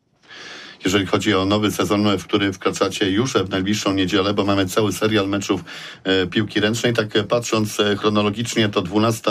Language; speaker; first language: Polish; native; Polish